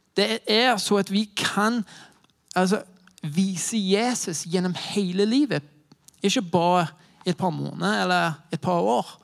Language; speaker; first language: Norwegian; non-native, fluent; English